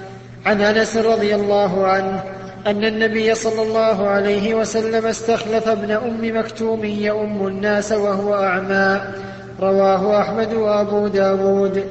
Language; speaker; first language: Arabic; native; Arabic